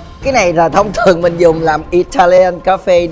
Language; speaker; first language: Vietnamese; native; Vietnamese